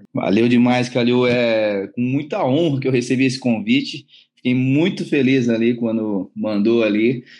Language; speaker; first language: Portuguese; native; Portuguese